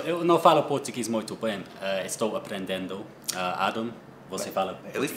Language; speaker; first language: Portuguese; non-native, learner; English